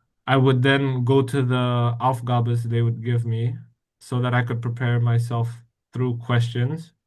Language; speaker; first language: English; non-native, fluent; Indonesian